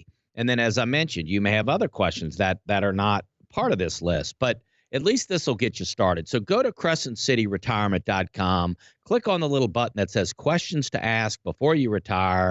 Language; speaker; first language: English; native; English